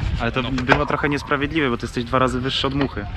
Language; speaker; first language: Polish; native; Polish